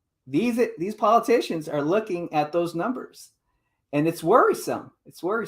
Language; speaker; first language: English; native; English